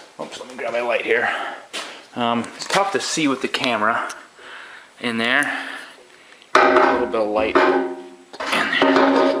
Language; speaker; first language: English; native; English